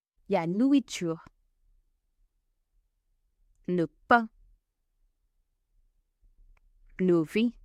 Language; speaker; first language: French; non-native, fluent; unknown